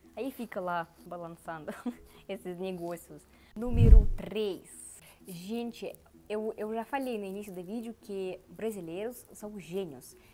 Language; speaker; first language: Portuguese; non-native, learner; Russian